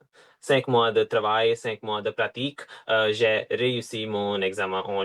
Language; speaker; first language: French; non-native, fluent; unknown